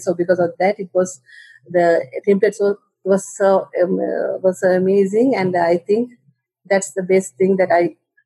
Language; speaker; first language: English; non-native, local second language; Sinhala